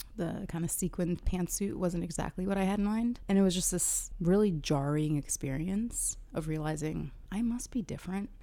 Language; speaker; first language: English; early bilingual, other home language; Arabic